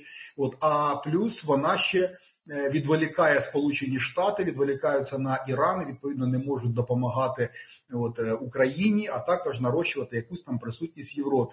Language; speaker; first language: Ukrainian; native; Ukrainian